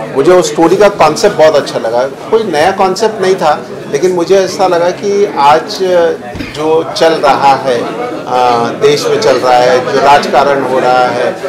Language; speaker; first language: Hindi; non-native, local second language; Marathi